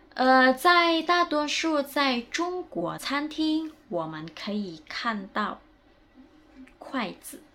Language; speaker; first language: Chinese; non-native, fluent; Indonesian